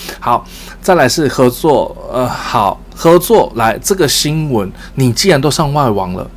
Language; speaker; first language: Chinese; early bilingual, heritage; Chinese